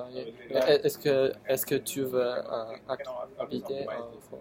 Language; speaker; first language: French; non-native, learner; Chinese